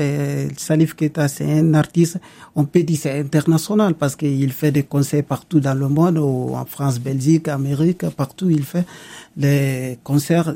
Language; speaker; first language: French; non-native, local second language; Mandingo